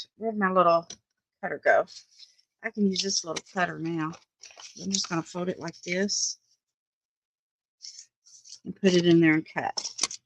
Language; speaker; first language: English; native; English